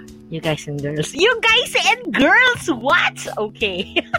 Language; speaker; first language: English; non-native, local second language; Filipino